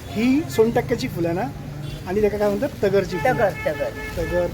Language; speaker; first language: Marathi; native; Marathi